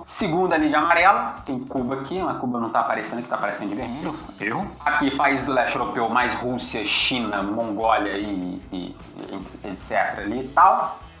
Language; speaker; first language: Portuguese; native; Portuguese